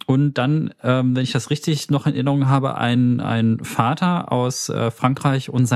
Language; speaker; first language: German; native; German